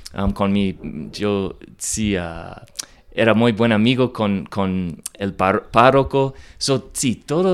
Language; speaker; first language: Spanish; non-native, learner; English